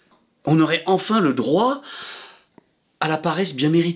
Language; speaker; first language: French; native; French